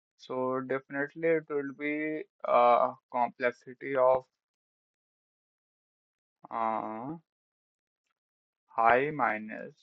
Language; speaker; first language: English; non-native, local second language; Hindi